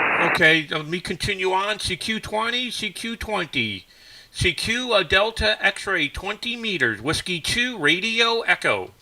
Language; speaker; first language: English; native; English